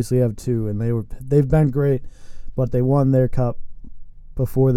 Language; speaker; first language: English; native; English